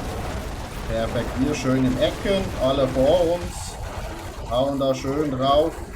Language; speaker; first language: German; native; German